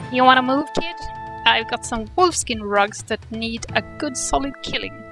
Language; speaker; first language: English; non-native, fluent; Swedish